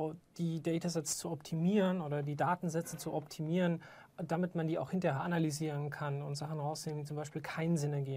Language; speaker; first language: German; native; German